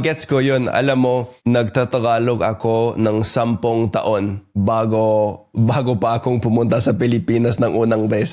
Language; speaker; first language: Filipino; non-native, fluent; English